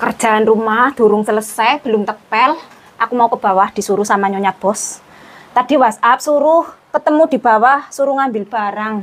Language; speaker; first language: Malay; non-native, local second language; Javanese